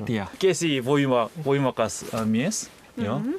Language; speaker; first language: Finnish; non-native, learner; Korean